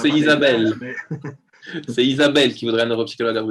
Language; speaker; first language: French; native; French